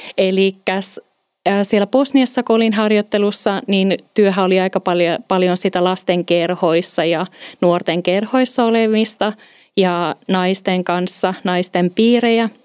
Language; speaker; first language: Finnish; native; Finnish